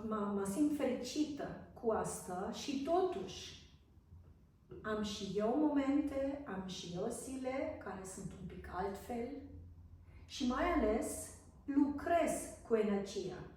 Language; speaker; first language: Romanian; non-native, fluent; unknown